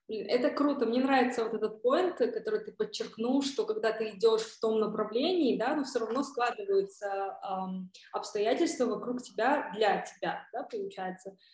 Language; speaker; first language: Russian; non-native, local second language; Kyrgyz